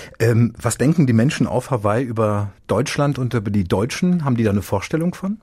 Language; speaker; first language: German; native; German